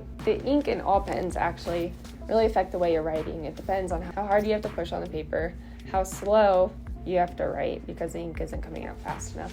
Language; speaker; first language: English; native; English